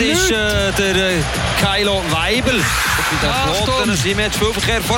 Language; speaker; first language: German; native; German